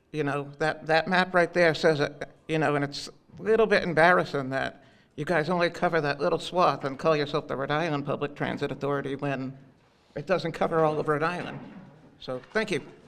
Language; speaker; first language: English; native; English